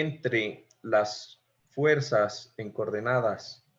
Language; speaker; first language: Spanish; native; Spanish